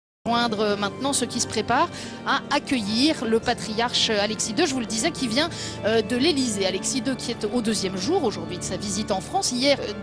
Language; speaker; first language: French; native; French